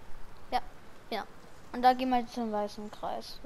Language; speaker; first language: German; native; German